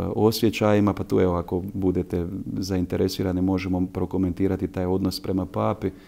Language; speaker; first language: Croatian; native; Croatian